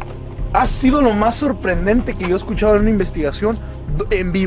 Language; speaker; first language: Spanish; native; Spanish